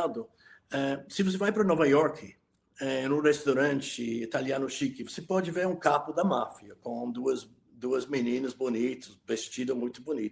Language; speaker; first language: Portuguese; non-native, fluent; English